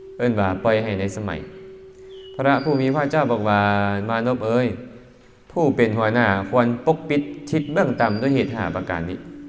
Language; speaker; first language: Thai; non-native, local second language; Northeastern Thai